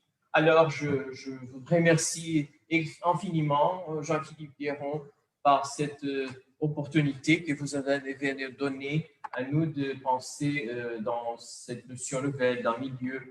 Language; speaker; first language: French; non-native, fluent; Portuguese